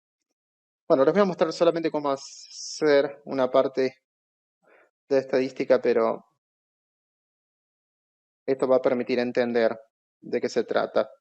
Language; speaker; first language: Spanish; non-native, fluent; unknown